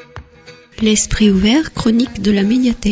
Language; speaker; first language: French; native; French